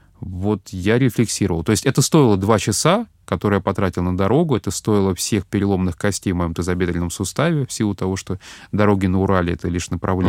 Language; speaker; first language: Russian; native; Russian